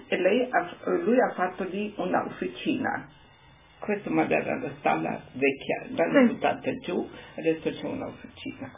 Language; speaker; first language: Italian; non-native, local second language; German